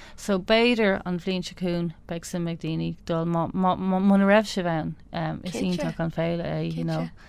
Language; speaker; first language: Irish; non-native, local second language; English